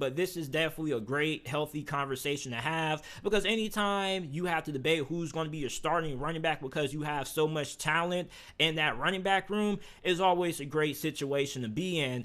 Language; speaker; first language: English; native; English